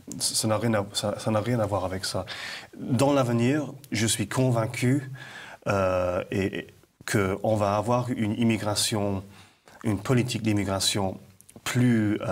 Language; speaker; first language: French; non-native, fluent; English